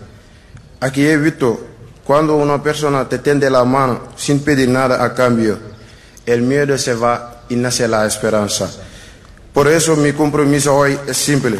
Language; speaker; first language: Spanish; non-native, learner; Wolof